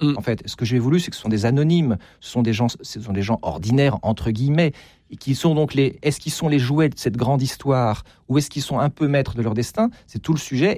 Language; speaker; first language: French; native; French